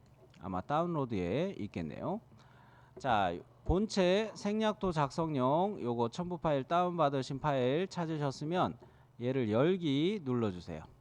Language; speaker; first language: Korean; native; Korean